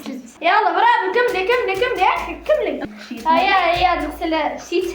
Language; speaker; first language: Arabic; native; Arabic